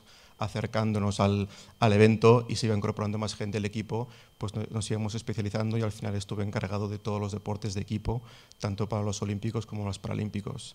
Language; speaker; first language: Spanish; non-native, local second language; Catalan